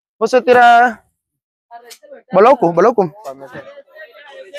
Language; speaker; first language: Portuguese; non-native, learner; Vietnamese